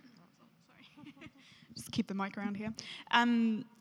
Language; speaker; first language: English; native; English